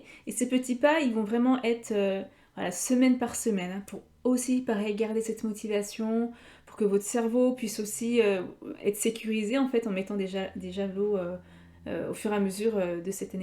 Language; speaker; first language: French; native; French